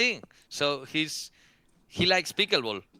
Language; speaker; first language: English; non-native, learner; Spanish